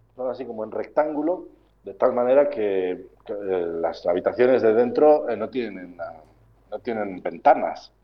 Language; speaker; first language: Spanish; native; Spanish